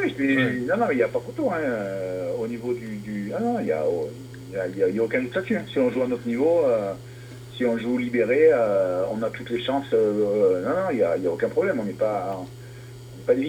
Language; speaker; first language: French; native; French